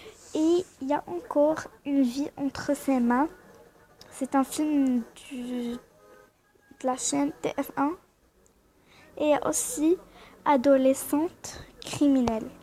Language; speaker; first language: French; non-native, learner; Arabic